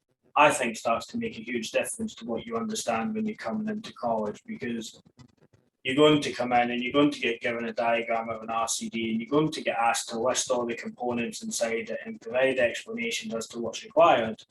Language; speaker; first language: English; native; English